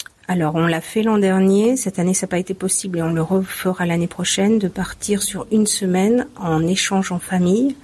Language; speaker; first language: French; native; French